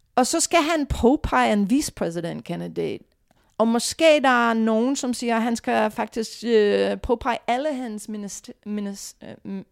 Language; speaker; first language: Danish; non-native, fluent; English